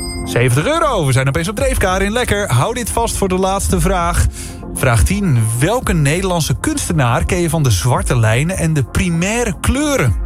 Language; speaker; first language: Dutch; native; Dutch